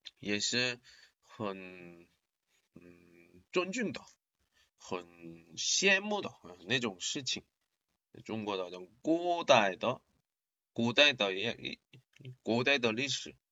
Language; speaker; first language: Chinese; non-native, learner; Korean